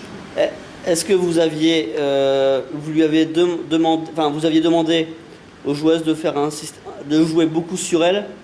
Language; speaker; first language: French; native; French